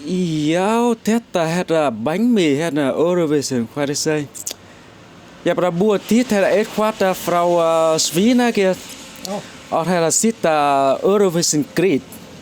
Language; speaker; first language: Icelandic; non-native, learner; Vietnamese